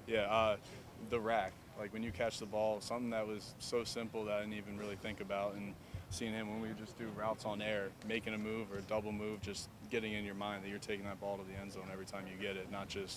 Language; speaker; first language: English; native; English